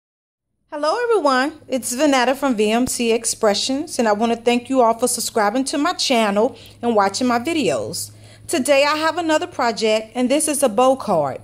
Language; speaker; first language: English; native; English